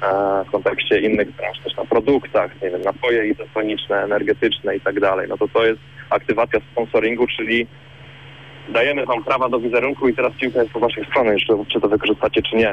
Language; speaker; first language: Polish; native; Polish